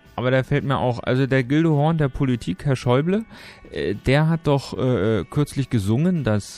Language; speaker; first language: German; native; German